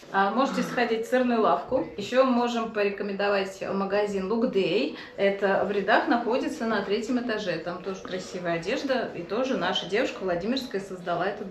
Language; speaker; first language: Russian; native; Russian